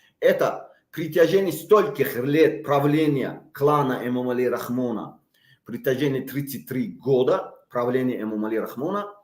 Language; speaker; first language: Russian; non-native, local second language; Tajik